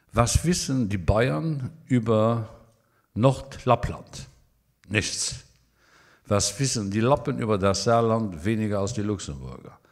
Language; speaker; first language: German; non-native, local second language; Luxembourgish